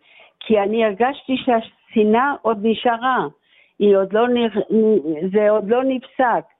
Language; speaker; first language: Hebrew; non-native, fluent; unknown